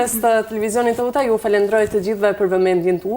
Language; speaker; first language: Albanian; native; Albanian